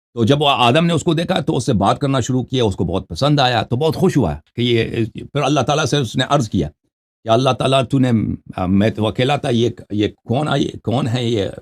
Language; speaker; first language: Urdu; non-native, fluent; Persian